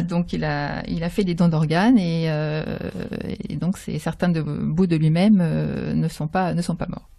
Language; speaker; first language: French; native; French